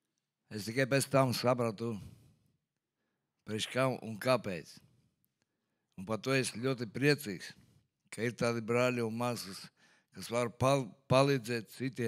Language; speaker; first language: Latvian; non-native, local second language; Russian